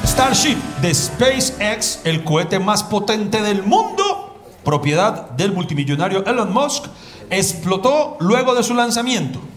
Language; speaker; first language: Spanish; native; Spanish